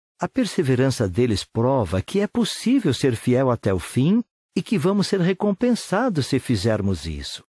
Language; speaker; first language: Portuguese; native; Portuguese